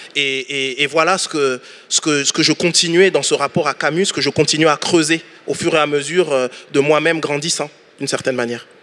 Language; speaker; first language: French; native; French